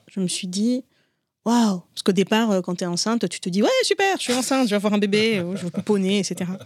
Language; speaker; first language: French; non-native, local second language; Ngazidja Comorian